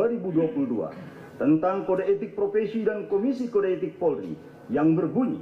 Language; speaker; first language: Indonesian; native; Indonesian